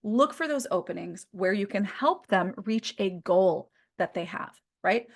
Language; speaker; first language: English; native; English